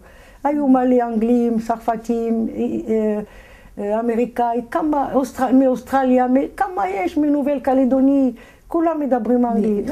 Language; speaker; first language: Hebrew; non-native, fluent; Arabic